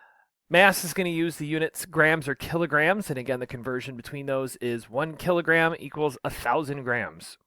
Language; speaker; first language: English; native; English